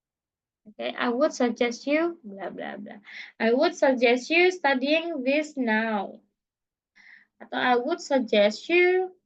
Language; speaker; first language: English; non-native, learner; Indonesian